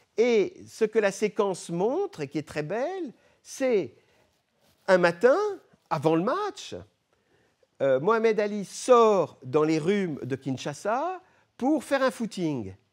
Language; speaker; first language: French; early bilingual, other home language; Arabic